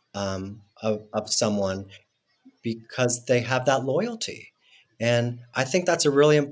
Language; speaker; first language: English; non-native, fluent; Spanish